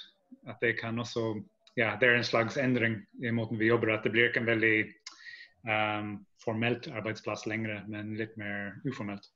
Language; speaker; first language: Norwegian; non-native, fluent; English